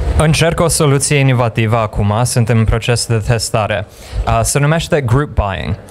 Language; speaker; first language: Romanian; early bilingual, heritage; Romanian